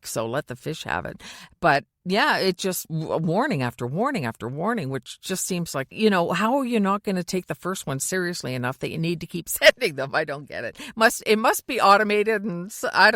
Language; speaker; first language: English; native; English